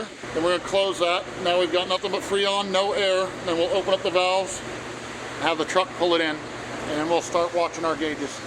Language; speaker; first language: English; native; English